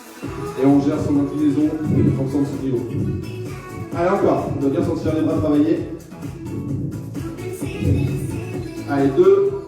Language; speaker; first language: French; native; French